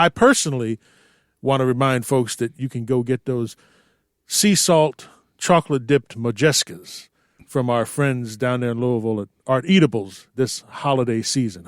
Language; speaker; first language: English; native; English